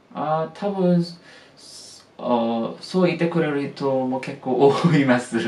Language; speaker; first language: Japanese; non-native, fluent; Korean